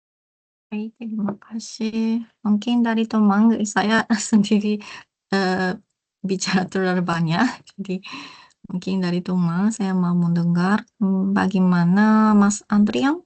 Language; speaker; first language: Indonesian; non-native, learner; Japanese